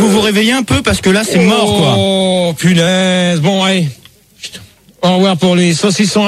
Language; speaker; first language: French; native; French